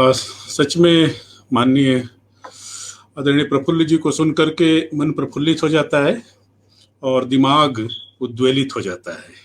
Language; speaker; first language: Hindi; native; Hindi